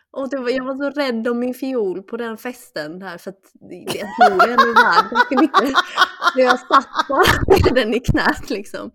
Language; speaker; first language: Swedish; early bilingual, other home language; Chinese